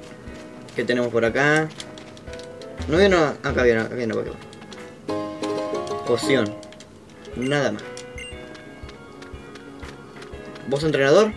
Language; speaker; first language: Spanish; native; Spanish